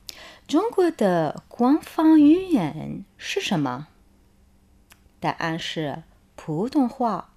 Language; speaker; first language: Chinese; non-native, fluent; Arabic